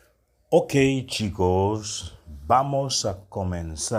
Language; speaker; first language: Spanish; non-native, learner; Haitian Creole